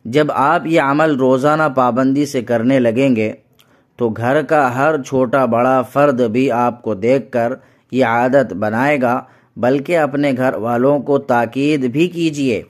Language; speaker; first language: Urdu; native; Urdu